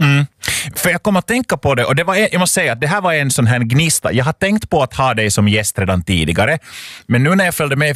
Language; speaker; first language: Swedish; native; Swedish